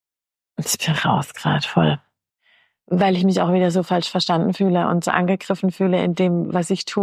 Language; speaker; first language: German; native; German